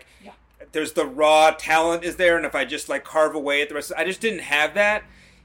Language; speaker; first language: English; native; English